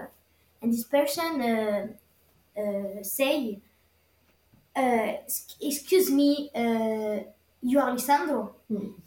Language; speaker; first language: English; non-native, learner; French